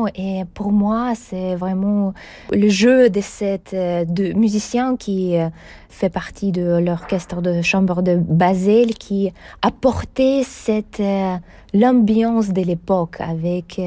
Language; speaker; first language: French; non-native, fluent; Russian